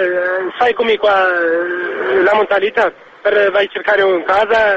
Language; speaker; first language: Italian; non-native, learner; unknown